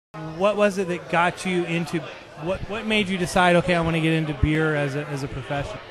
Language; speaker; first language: English; native; English